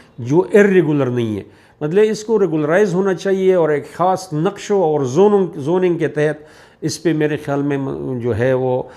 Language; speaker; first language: Urdu; non-native, local second language; Pashto